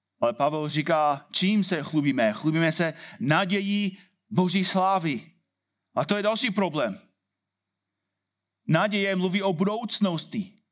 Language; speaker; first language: Czech; non-native, fluent; English